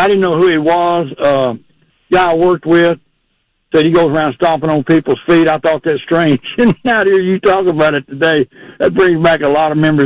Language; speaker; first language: English; native; English